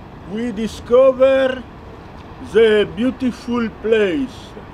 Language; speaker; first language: English; non-native, learner; Italian